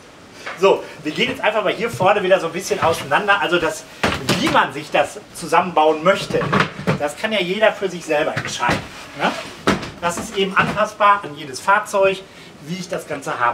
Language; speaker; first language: German; native; German